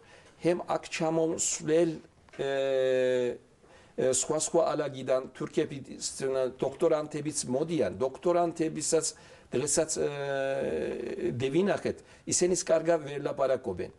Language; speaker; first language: Georgian; early bilingual, heritage; Turkish